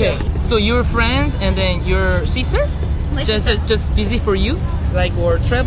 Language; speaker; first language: English; non-native, learner; Korean